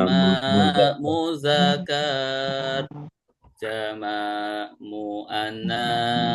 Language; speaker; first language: Indonesian; native; Indonesian